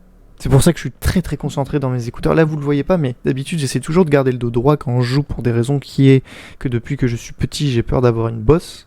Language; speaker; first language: French; native; French